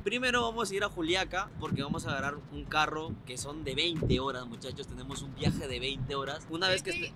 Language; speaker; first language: Spanish; native; Spanish